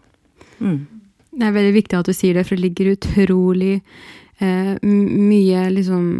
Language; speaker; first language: Norwegian; early bilingual, other home language; Arabic